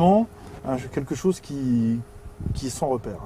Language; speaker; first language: French; native; French